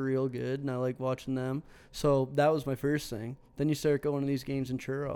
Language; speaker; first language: English; native; English